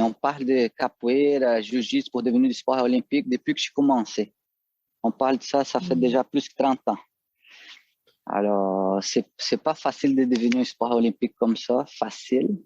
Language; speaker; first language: French; non-native, fluent; Portuguese